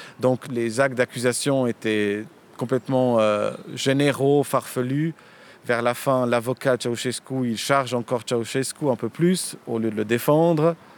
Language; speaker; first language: French; early bilingual, other home language; Romanian